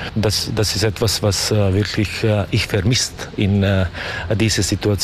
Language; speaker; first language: German; non-native, learner; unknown